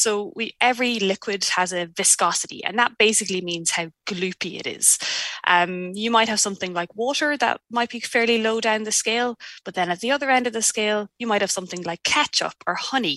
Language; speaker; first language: English; native; English